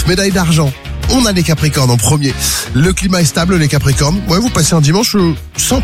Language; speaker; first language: French; native; French